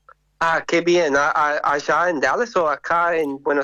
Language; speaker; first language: Spanish; non-native, fluent; English